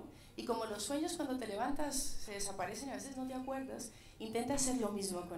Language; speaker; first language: Spanish; native; Spanish